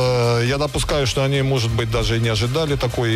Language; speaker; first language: Russian; native; Russian